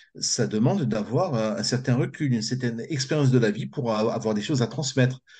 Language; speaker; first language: French; native; French